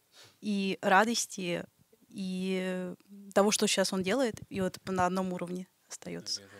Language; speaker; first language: Russian; native; Russian